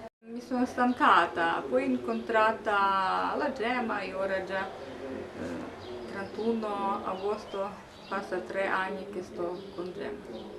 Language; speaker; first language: Italian; non-native, learner; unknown